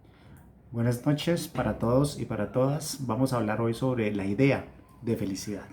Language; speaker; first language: Spanish; native; Spanish